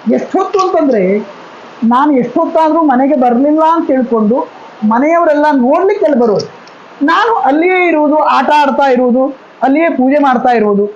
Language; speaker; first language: Kannada; native; Kannada